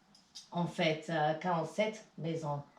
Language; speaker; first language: French; non-native, learner; English